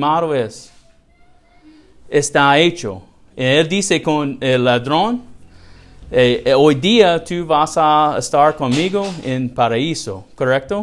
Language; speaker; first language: Spanish; non-native, learner; English